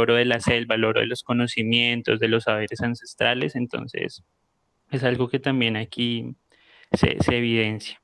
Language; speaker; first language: Spanish; native; Spanish